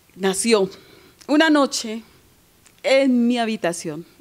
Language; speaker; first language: Spanish; native; Spanish